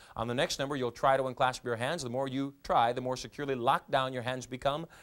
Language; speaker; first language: English; native; English